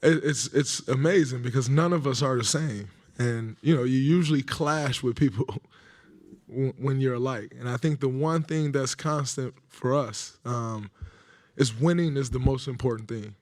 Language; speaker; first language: English; native; English